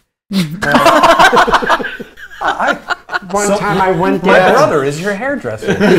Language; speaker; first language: English; non-native, fluent; German